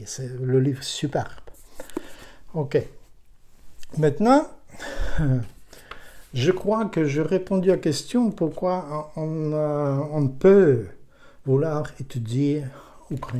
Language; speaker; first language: French; non-native, learner; Ukrainian